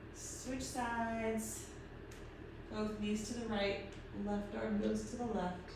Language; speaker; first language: English; native; English